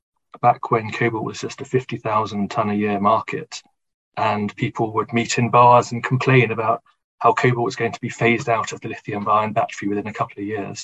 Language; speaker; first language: English; native; English